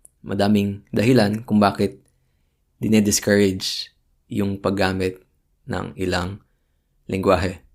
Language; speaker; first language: Filipino; native; Filipino